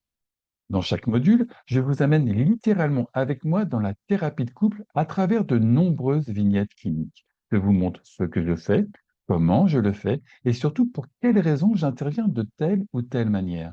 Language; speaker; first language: French; native; French